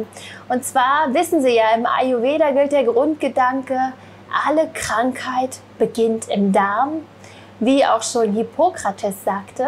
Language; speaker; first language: German; native; German